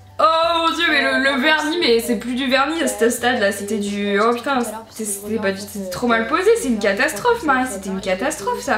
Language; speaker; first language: French; native; French